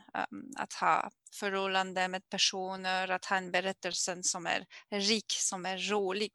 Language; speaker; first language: Swedish; non-native, learner; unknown